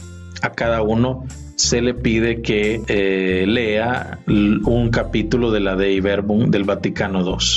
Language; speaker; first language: Spanish; native; Spanish